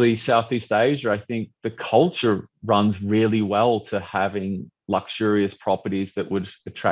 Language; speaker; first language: English; native; English